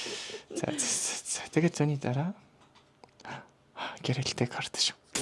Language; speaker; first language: Mongolian; non-native, learner; Japanese